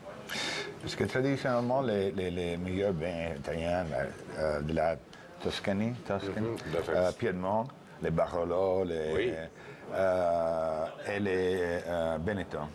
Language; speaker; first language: French; non-native, learner; Italian